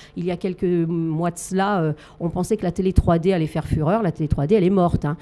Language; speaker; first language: French; native; French